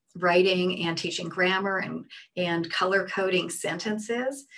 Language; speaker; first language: English; native; English